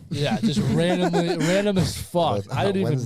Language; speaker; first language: English; native; English